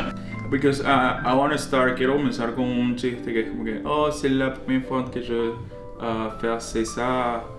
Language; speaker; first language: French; non-native, learner; Spanish